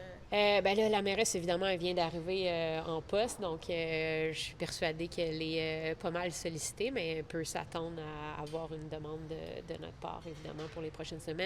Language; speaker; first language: French; native; French